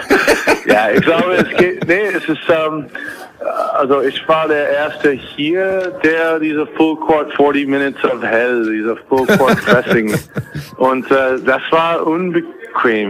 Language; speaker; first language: German; non-native, fluent; English